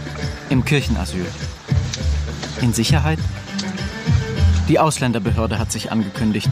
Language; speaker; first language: German; native; German